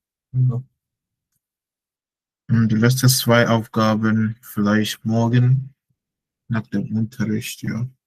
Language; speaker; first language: German; non-native, fluent; Akan